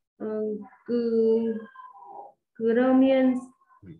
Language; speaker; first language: Korean; non-native, learner; Vietnamese